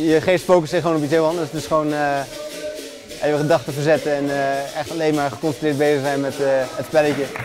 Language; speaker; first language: Dutch; native; Dutch